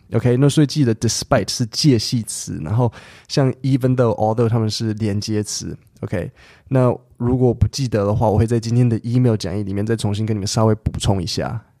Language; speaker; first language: Chinese; native; Chinese